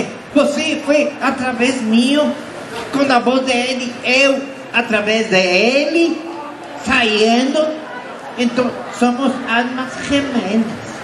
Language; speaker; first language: Portuguese; non-native, learner; Spanish